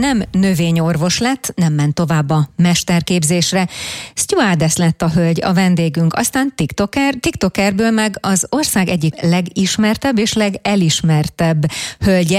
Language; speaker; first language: Hungarian; native; Hungarian